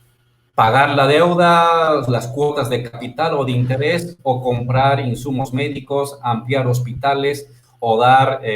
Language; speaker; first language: Spanish; native; Spanish